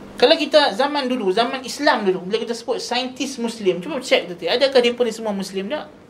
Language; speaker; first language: Malay; native; Malay